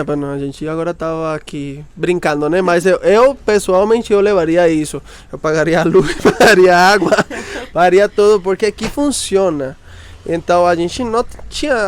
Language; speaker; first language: Portuguese; non-native, fluent; Spanish